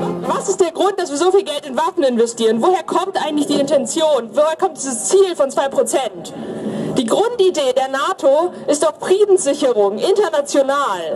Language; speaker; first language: German; native; German